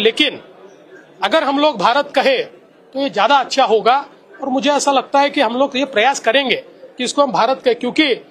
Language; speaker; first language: Hindi; non-native, local second language; Marathi